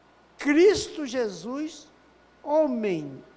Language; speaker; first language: Portuguese; native; Portuguese